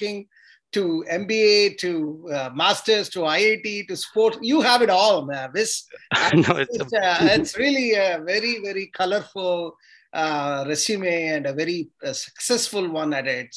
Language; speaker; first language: English; non-native, local second language; Tamil